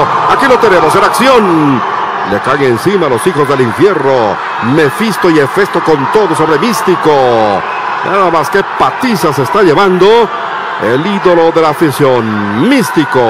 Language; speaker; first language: Spanish; native; Spanish